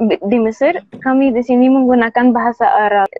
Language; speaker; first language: Indonesian; non-native, learner; Arabic